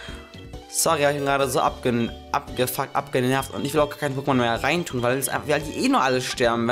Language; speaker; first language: German; native; German